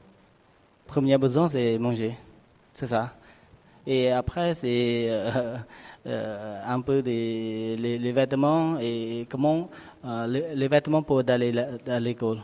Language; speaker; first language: French; non-native, learner; Khmer